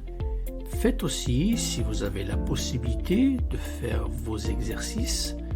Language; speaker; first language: French; non-native, fluent; Italian